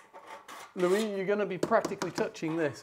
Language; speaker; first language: English; native; English